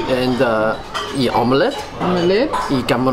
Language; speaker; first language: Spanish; non-native, learner; English